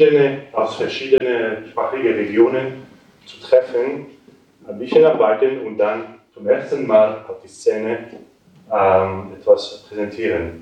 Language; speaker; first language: German; non-native, local second language; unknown